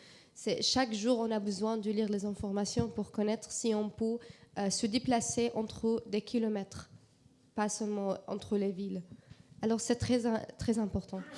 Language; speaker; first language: French; non-native, learner; Arabic